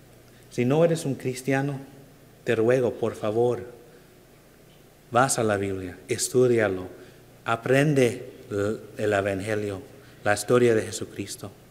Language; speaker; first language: Spanish; non-native, fluent; English